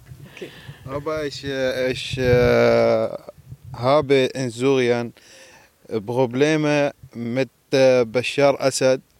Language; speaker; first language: German; non-native, learner; Arabic